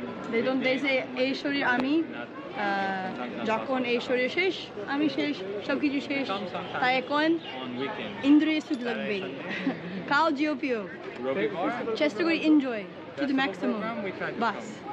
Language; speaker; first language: Bangla; non-native, learner; English